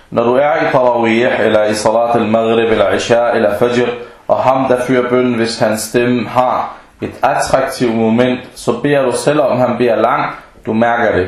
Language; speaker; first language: Danish; early bilingual, other home language; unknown